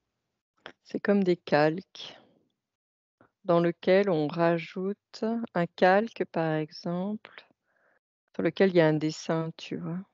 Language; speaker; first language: French; native; French